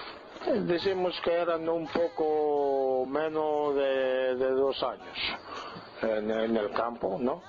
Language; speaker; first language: Spanish; non-native, fluent; Greek